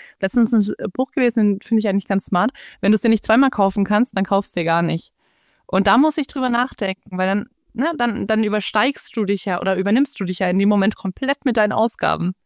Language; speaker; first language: German; native; German